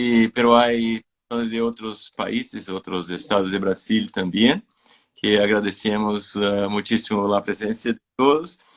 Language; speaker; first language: Spanish; non-native, fluent; Portuguese